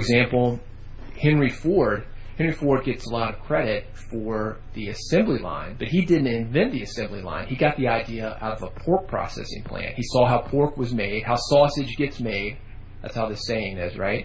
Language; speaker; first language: English; native; English